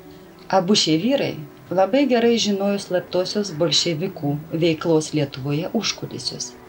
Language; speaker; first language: Lithuanian; native; Lithuanian